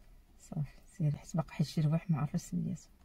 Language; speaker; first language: Arabic; native; Arabic